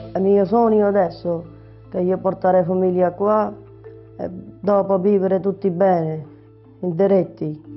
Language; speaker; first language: Italian; non-native, learner; Punjabi